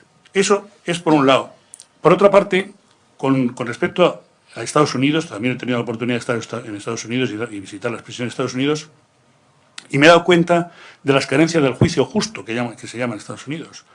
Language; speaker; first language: Spanish; native; Spanish